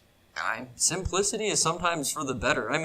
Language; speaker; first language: English; native; English